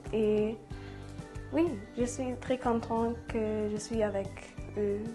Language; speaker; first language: French; non-native, learner; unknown